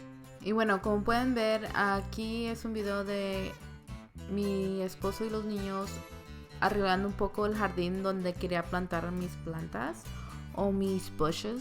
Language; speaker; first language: Spanish; early bilingual, other home language; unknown